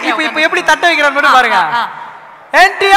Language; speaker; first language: Tamil; native; Tamil